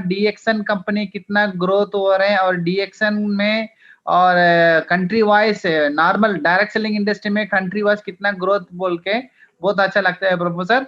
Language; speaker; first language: Hindi; non-native, local second language; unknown